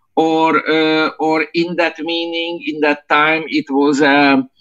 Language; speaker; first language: English; non-native, fluent; Hungarian